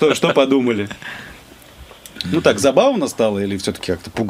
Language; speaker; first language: Russian; native; Russian